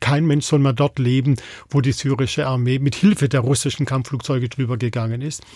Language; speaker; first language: German; native; German